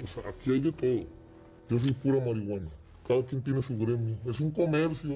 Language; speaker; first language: Spanish; native; Spanish